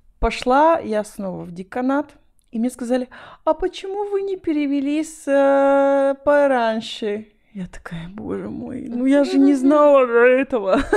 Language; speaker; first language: Russian; non-native, fluent; Spanish